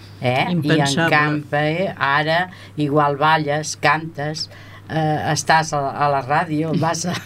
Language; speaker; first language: Catalan; native; Catalan